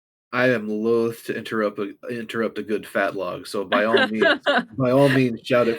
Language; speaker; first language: English; native; English